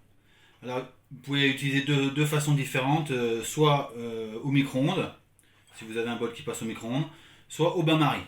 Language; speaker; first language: French; native; French